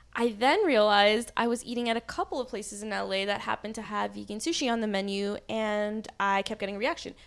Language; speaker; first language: English; native; English